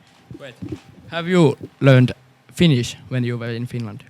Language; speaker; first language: English; non-native, fluent; Finnish